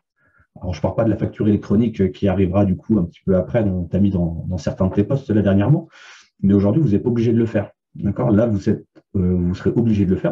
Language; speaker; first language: French; native; French